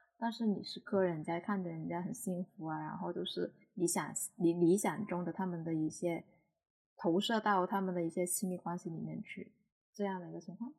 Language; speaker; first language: Chinese; non-native, local second language; Cantonese